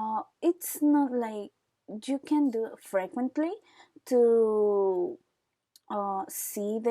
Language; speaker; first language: English; non-native, learner; Spanish